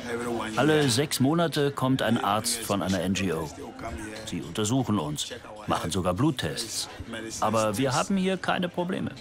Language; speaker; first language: German; native; German